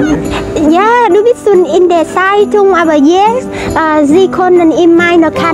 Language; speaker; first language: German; non-native, learner; Vietnamese